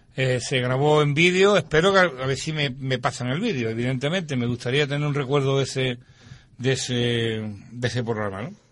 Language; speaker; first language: Spanish; native; Spanish